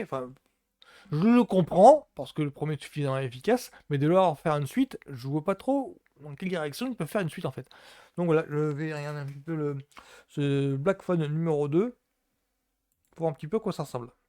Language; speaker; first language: French; native; French